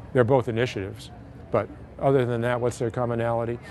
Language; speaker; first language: English; native; English